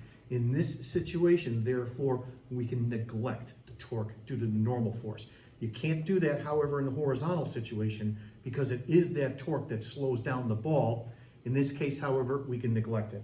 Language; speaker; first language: English; native; English